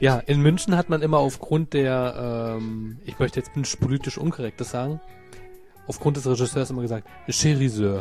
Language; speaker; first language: German; native; German